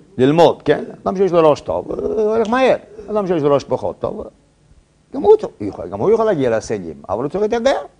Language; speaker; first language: Hebrew; non-native, fluent; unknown